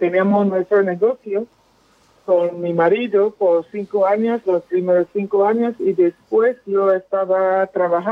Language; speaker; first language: Spanish; non-native, fluent; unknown